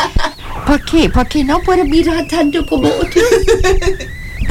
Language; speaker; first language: Spanish; non-native, learner; German